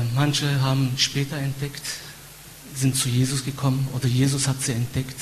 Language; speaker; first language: German; non-native, fluent; Turkish